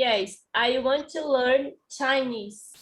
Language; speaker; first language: English; non-native, learner; Portuguese